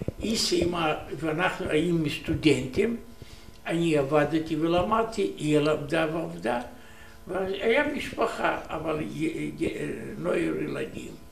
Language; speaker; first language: Hebrew; non-native, learner; Romanian